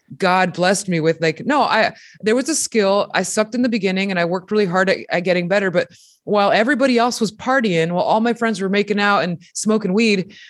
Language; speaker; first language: English; early bilingual, other home language; Spanish